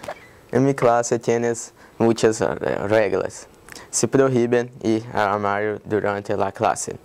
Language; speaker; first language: Spanish; non-native, learner; English